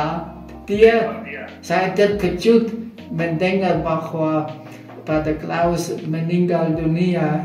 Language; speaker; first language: Indonesian; non-native, fluent; German